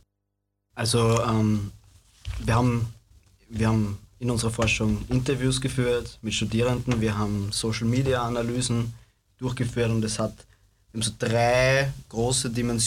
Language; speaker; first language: German; native; German